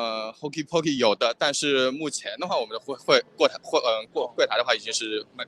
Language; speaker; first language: Chinese; native; Chinese